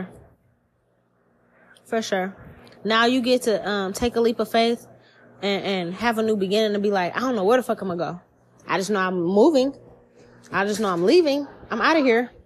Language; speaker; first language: English; native; English